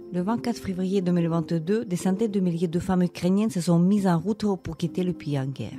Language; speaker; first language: French; non-native, fluent; Ukrainian